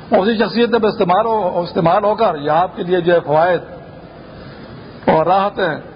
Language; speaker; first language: Urdu; non-native, local second language; Pashto